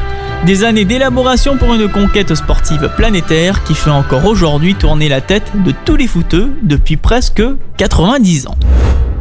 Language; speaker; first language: French; native; French